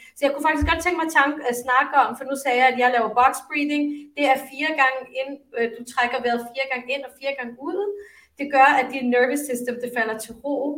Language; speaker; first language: Danish; early bilingual, other home language; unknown